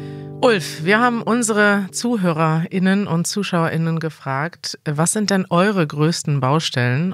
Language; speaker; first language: German; native; German